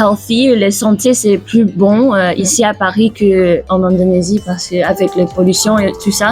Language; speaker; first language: French; non-native, learner; Indonesian